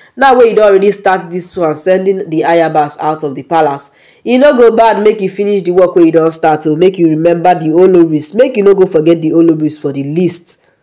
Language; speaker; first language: Nigerian Pidgin; non-native, local second language; Yoruba